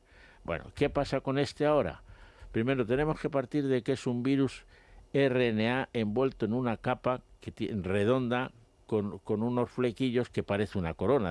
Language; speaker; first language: Spanish; native; Spanish